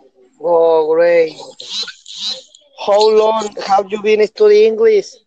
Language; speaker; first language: English; non-native, learner; Spanish